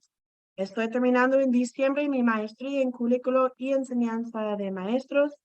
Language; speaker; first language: Spanish; non-native, fluent; English